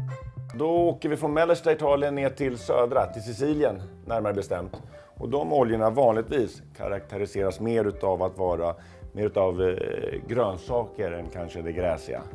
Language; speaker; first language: Swedish; native; Swedish